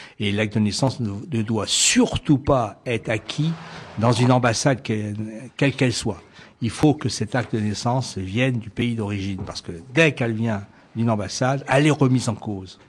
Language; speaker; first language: French; native; French